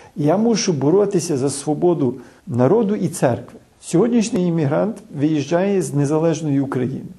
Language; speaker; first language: Ukrainian; early bilingual, heritage; Ukrainian